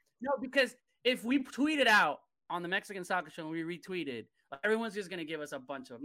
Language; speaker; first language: English; native; English